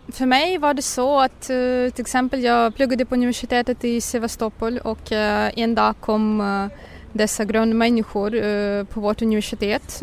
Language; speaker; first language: Swedish; non-native, fluent; Russian